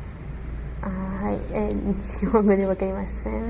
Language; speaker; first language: Japanese; non-native, learner; Spanish